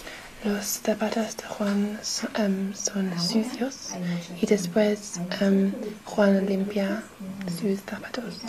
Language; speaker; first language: Spanish; non-native, learner; English